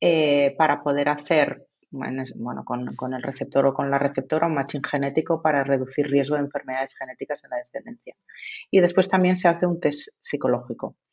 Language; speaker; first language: Spanish; native; Spanish